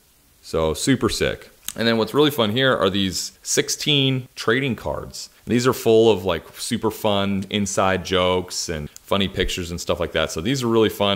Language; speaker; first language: English; native; English